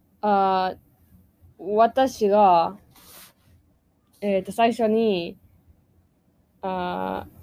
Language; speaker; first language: Japanese; non-native, learner; English